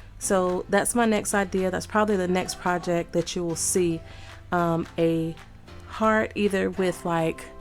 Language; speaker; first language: English; native; English